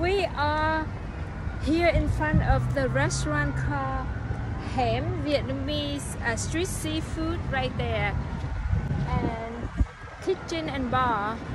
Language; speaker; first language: English; non-native, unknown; Vietnamese